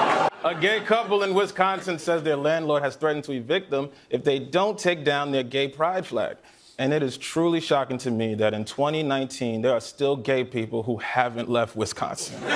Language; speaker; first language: English; native; English